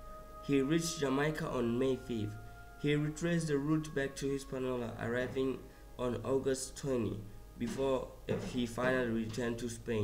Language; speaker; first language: English; non-native, fluent; Southern Sotho